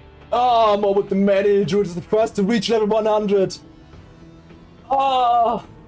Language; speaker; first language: English; non-native, fluent; German